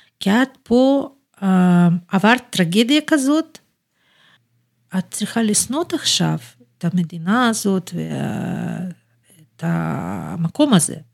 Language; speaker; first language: Hebrew; non-native, fluent; Russian